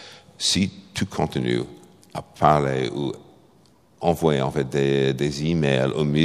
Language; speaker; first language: French; non-native, fluent; English